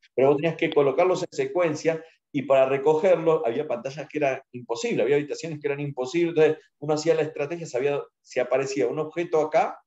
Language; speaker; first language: Spanish; native; Spanish